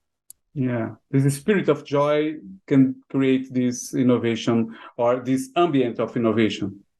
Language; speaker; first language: English; non-native, fluent; Portuguese